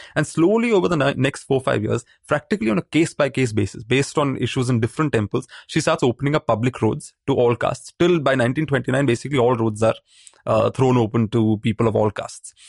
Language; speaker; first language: English; non-native, local second language; Malayalam